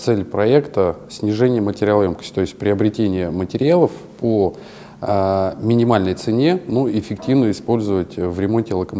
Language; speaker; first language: Russian; native; Russian